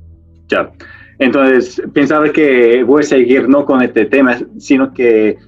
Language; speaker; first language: Spanish; non-native, fluent; English